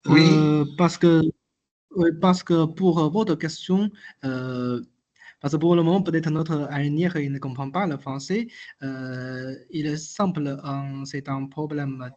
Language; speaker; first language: French; non-native, learner; Chinese